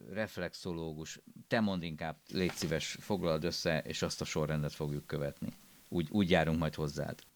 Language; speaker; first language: Hungarian; native; Hungarian